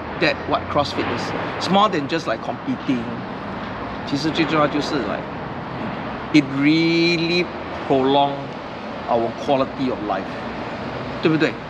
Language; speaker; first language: English; non-native, local second language; Chinese